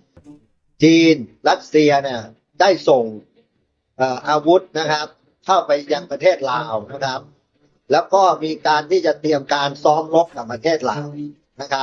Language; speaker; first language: Thai; native; Thai